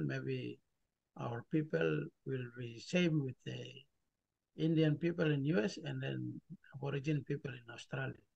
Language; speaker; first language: English; non-native, learner; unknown